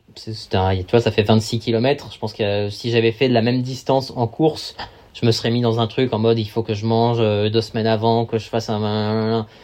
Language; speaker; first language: French; native; French